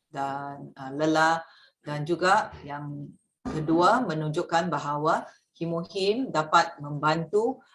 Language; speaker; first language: Malay; native; Malay